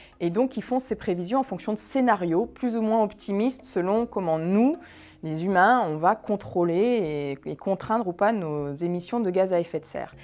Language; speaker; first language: French; native; French